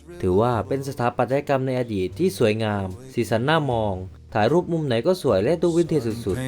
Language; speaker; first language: Thai; native; Thai